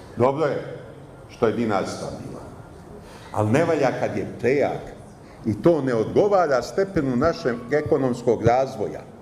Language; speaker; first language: Bosnian; native; Bosnian